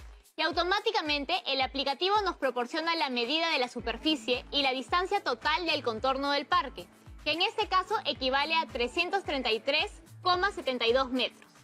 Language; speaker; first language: Spanish; native; Spanish